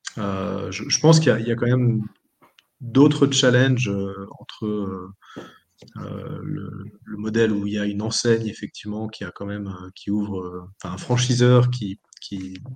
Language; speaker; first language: French; native; French